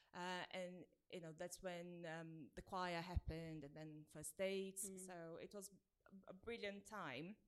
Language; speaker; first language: English; non-native, fluent; Portuguese